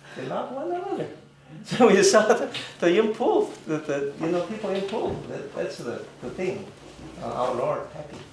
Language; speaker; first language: English; non-native, learner; Chinese